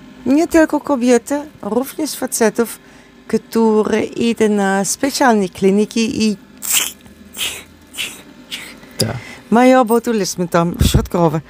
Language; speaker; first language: Polish; non-native, learner; Dutch